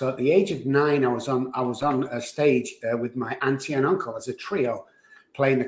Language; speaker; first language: English; native; English